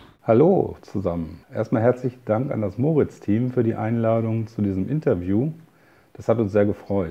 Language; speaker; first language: German; native; German